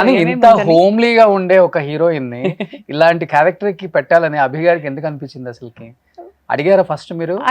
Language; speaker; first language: Telugu; native; Telugu